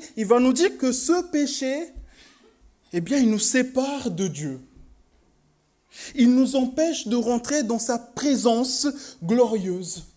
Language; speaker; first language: French; native; French